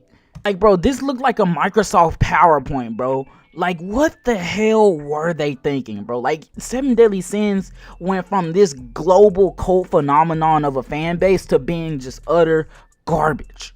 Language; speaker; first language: English; native; English